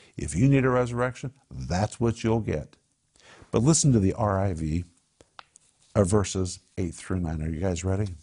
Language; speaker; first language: English; native; English